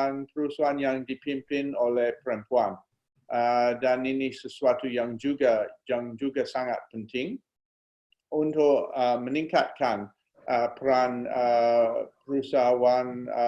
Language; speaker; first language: Indonesian; non-native, fluent; English